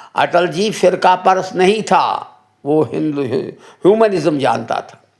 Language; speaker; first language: Hindi; non-native, local second language; Kashmiri